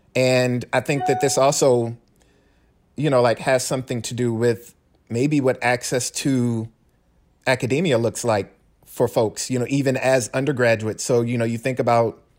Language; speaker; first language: English; native; English